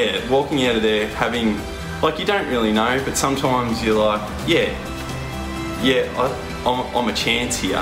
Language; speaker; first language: English; native; English